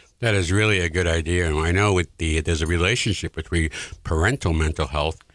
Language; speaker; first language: English; native; English